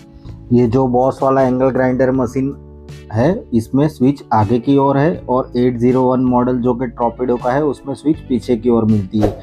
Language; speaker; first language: Hindi; native; Hindi